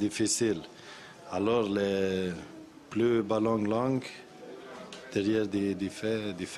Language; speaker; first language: French; non-native, learner; Swedish